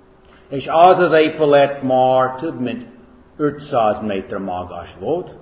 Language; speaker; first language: Hungarian; non-native, fluent; English